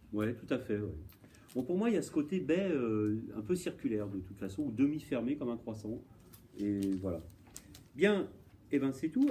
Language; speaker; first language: French; native; French